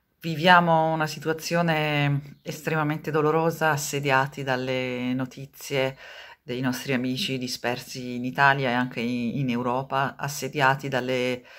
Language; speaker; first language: Italian; native; Italian